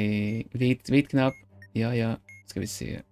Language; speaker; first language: Swedish; non-native, learner; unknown